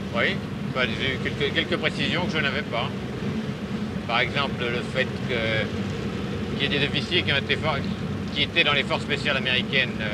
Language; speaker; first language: French; native; French